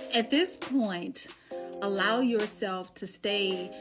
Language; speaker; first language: English; native; English